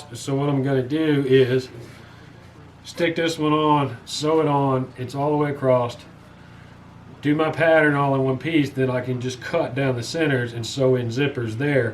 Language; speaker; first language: English; native; English